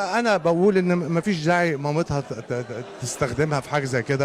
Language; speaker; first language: Arabic; native; Arabic